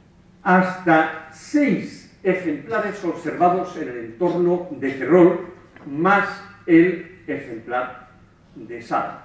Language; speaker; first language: Spanish; native; Spanish